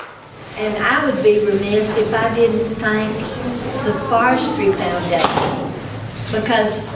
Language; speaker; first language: English; native; English